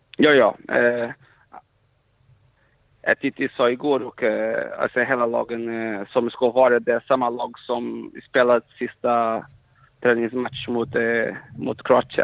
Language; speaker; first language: Swedish; non-native, fluent; Portuguese